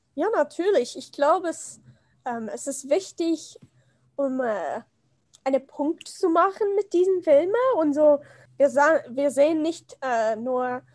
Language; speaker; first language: German; non-native, fluent; English